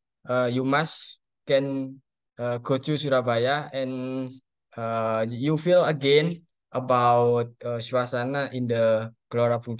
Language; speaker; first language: English; non-native, learner; Indonesian